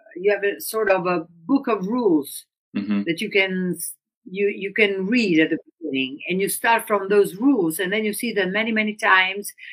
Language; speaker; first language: English; non-native, fluent; Italian